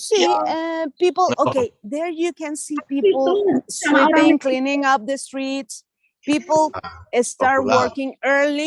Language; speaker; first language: English; non-native, fluent; Spanish